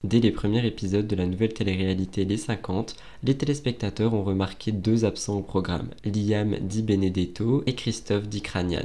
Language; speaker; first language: French; native; French